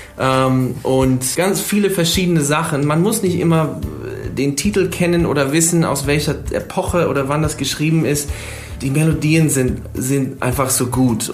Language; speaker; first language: German; non-native, fluent; English